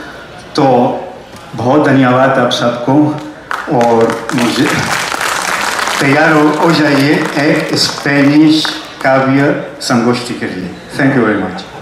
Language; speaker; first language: Hindi; non-native, fluent; Spanish